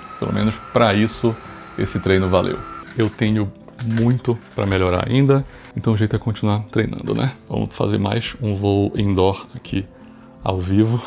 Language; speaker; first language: Portuguese; native; Portuguese